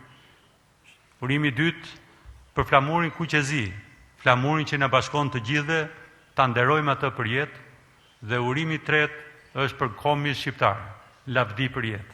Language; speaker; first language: Albanian; native; Albanian